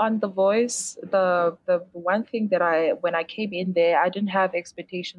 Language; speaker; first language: English; non-native, local second language; Xhosa